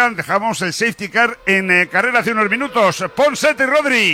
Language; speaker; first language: Spanish; native; Spanish